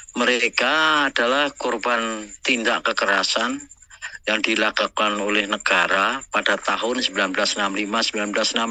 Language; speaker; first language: Indonesian; native; Indonesian